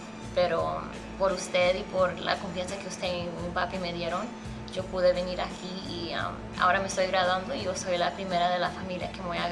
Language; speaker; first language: Spanish; early bilingual, heritage; Spanish